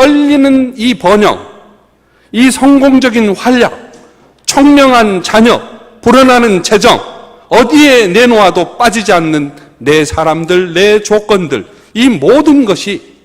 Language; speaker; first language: Korean; native; Korean